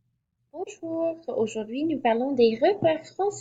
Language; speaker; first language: French; non-native, fluent; English